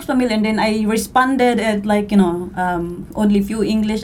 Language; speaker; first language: English; non-native, local second language; Cebuano